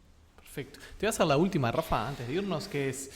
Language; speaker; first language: Spanish; native; Spanish